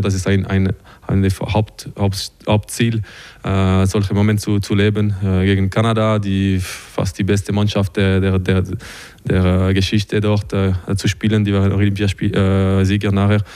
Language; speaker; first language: German; non-native, local second language; French